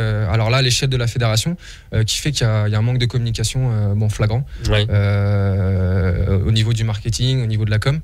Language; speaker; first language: French; native; French